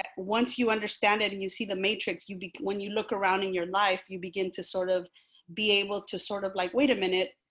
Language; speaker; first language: English; early bilingual, other home language; Spanish